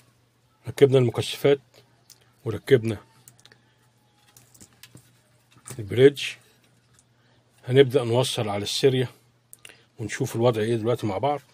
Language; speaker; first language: Arabic; native; Arabic